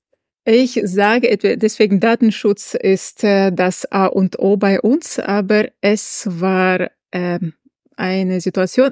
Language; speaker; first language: German; non-native, fluent; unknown